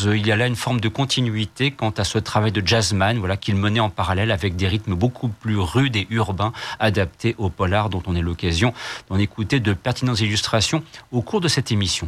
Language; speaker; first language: French; native; French